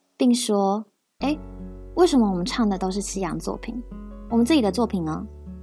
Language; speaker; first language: Chinese; native; Chinese